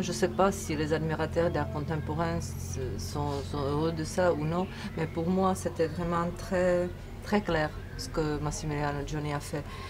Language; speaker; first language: French; non-native, fluent; Czech